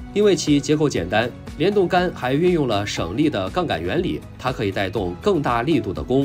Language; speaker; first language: Chinese; native; Chinese